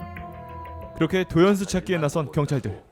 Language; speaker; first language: Korean; native; Korean